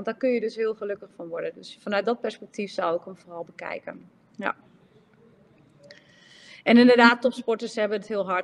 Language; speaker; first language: Dutch; native; Dutch